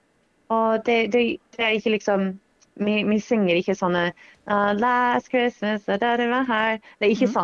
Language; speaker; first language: Norwegian; non-native, fluent; English